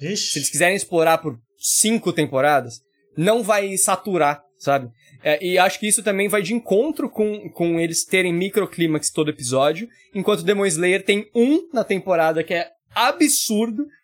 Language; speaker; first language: Portuguese; native; Portuguese